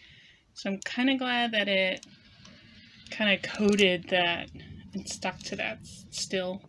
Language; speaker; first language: English; native; English